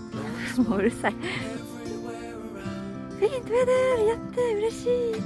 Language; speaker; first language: Swedish; non-native, learner; Japanese